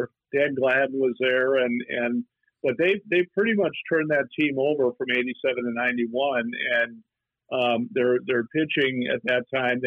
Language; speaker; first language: English; native; English